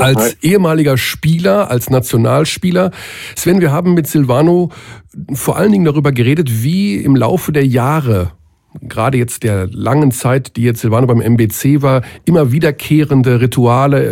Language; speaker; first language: German; native; German